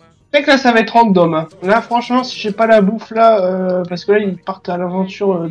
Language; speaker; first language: French; native; French